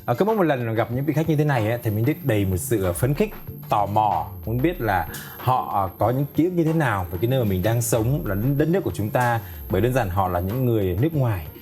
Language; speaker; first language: Vietnamese; native; Vietnamese